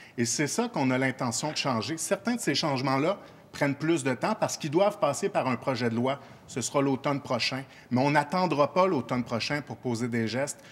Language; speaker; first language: French; native; French